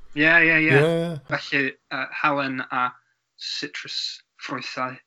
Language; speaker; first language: Welsh; non-native, learner; English